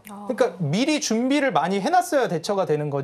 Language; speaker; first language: Korean; native; Korean